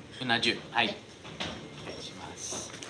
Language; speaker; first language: Japanese; non-native, fluent; English